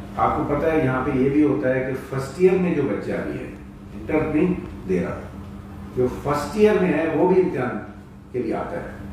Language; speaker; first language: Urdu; native; Urdu